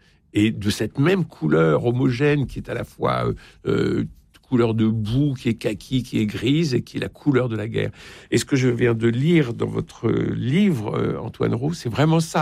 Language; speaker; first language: French; native; French